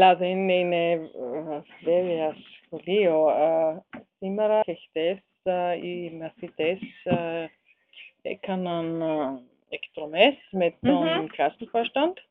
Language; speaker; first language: Greek; non-native, learner; German